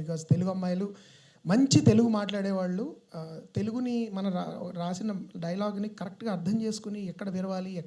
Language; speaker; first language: Telugu; native; Telugu